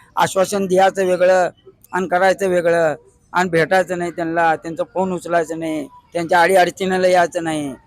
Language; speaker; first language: Marathi; native; Marathi